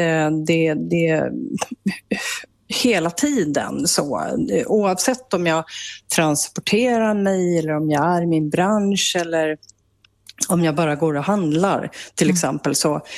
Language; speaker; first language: Swedish; native; Swedish